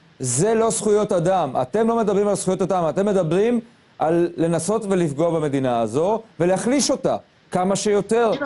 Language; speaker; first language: Hebrew; native; Hebrew